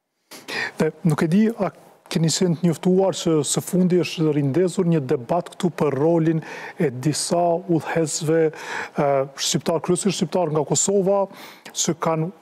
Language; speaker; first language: Albanian; native; Albanian